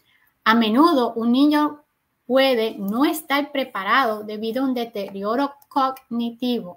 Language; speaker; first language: Spanish; native; Spanish